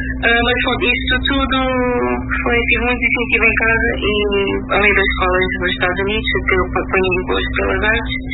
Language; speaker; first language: Portuguese; early bilingual, heritage; Portuguese